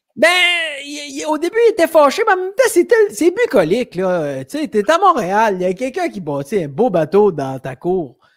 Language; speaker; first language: French; native; French